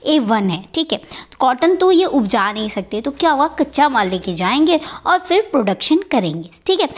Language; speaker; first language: Hindi; native; Hindi